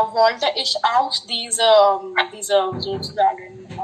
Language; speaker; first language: German; non-native, fluent; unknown